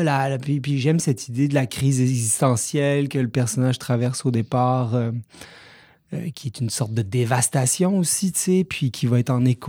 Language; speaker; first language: French; native; French